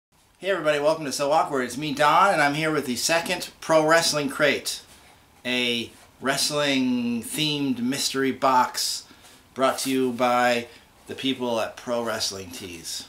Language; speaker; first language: English; native; English